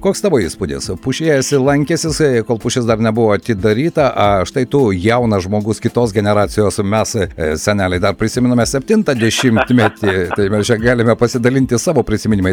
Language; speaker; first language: Lithuanian; native; Lithuanian